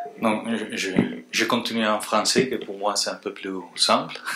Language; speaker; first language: French; non-native, fluent; Spanish